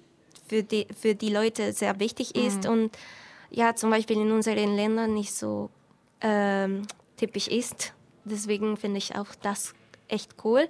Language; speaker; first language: German; non-native, fluent; Spanish